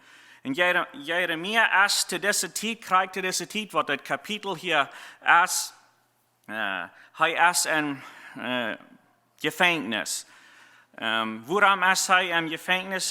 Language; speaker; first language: German; non-native, learner; Plautdietsch